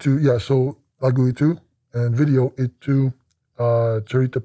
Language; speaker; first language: Indonesian; non-native, learner; English